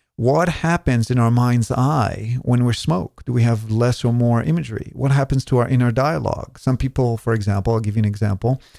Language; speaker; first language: English; non-native, fluent; Hebrew